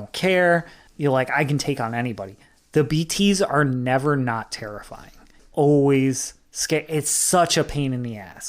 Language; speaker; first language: English; native; English